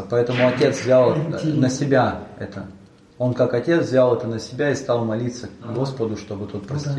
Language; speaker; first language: Russian; native; Russian